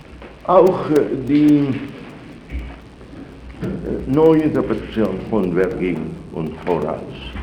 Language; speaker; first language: German; non-native, fluent; Italian